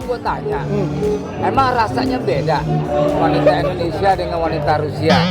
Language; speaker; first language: Indonesian; native; Indonesian